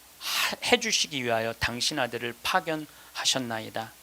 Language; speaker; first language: Korean; native; Korean